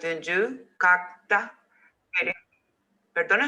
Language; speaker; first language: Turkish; non-native, learner; Spanish